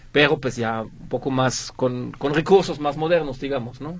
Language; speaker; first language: Spanish; non-native, fluent; German